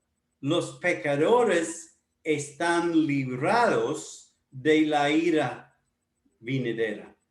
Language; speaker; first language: Spanish; non-native, fluent; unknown